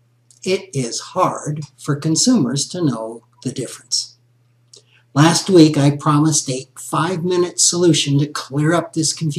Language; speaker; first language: English; native; English